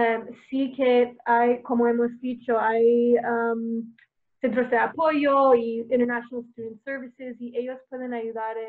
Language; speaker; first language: Spanish; non-native, fluent; English